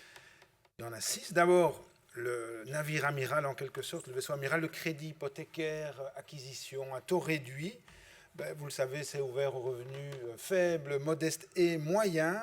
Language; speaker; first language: French; native; French